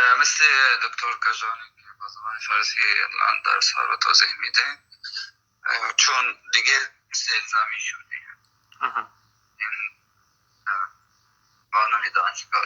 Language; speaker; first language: Persian; non-native, fluent; Arabic